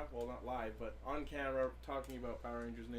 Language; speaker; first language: English; native; English